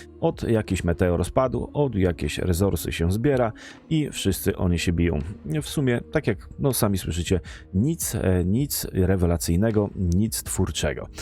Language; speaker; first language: Polish; native; Polish